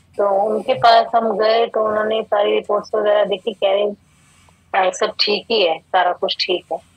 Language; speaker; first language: Hindi; native; Hindi